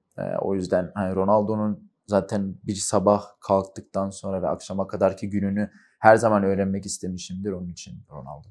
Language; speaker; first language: Turkish; early bilingual, heritage; Turkish